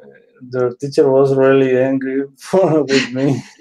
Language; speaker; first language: English; non-native, learner; Spanish